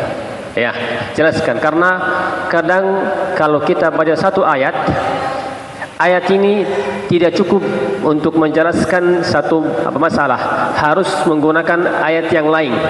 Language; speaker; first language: Indonesian; non-native, fluent; Arabic